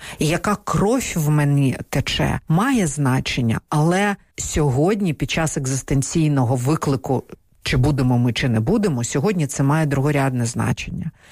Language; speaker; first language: Ukrainian; non-native, local second language; Russian